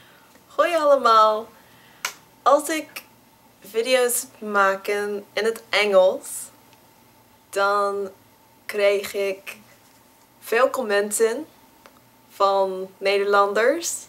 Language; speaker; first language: Dutch; non-native, learner; English